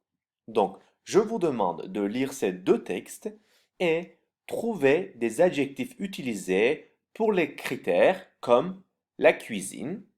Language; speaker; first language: French; non-native, fluent; Turkish